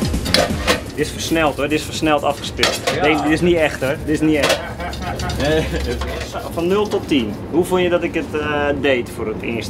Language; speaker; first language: Dutch; native; Dutch